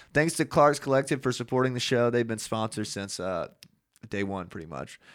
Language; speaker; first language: English; native; English